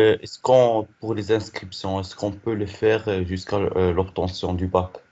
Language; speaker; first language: French; non-native, local second language; Arabic